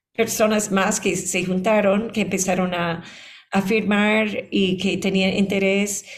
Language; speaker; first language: Spanish; non-native, fluent; English